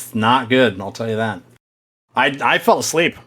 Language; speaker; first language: English; native; English